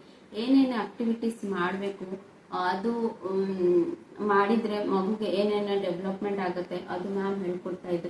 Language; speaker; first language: Kannada; non-native, local second language; Odia